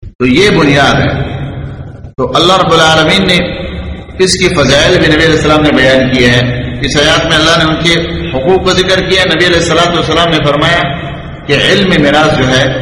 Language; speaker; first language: Urdu; non-native, local second language; Pashto